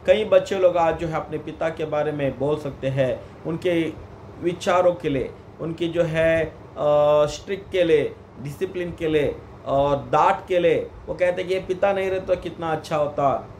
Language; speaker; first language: Hindi; non-native, local second language; Kannada